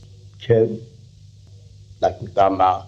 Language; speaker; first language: Hebrew; non-native, fluent; Russian